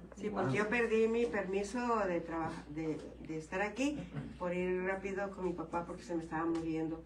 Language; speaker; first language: Spanish; native; Spanish